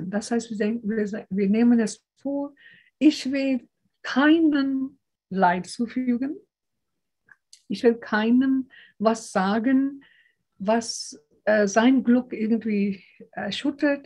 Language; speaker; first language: German; non-native, fluent; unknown